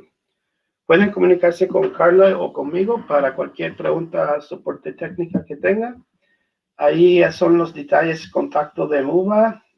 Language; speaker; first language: Spanish; non-native, learner; English